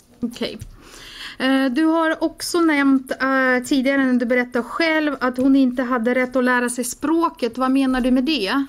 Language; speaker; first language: Swedish; native; Swedish